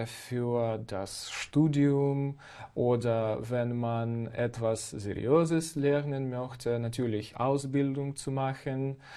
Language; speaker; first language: German; non-native, fluent; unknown